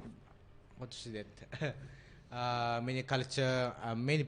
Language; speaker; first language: English; non-native, learner; Indonesian